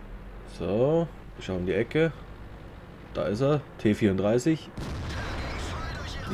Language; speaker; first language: German; native; German